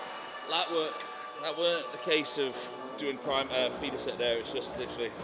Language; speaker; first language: English; native; English